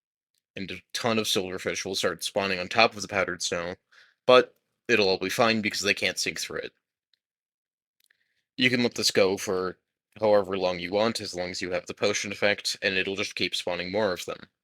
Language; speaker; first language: English; native; English